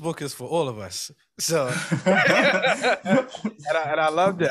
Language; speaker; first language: English; native; English